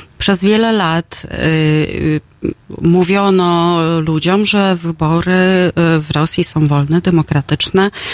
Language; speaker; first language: Polish; non-native, fluent; Russian